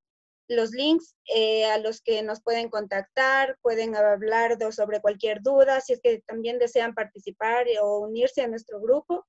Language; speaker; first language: Spanish; native; Spanish